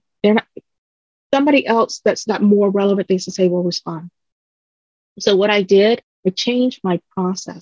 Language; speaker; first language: English; early bilingual, other home language; Vietnamese